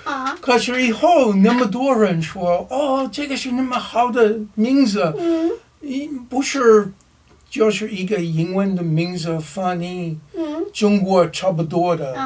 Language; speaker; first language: Chinese; non-native, learner; English